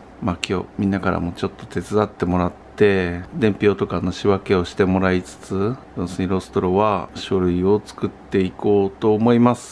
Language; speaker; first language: Japanese; native; Japanese